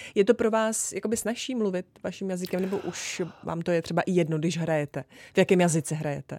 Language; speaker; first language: Czech; native; Czech